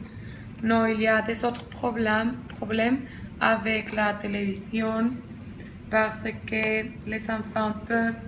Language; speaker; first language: French; non-native, learner; Spanish